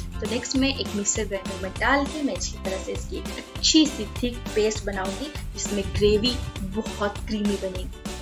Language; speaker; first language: Hindi; non-native, local second language; Bangla